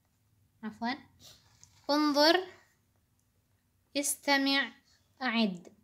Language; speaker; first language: Arabic; non-native, fluent; Indonesian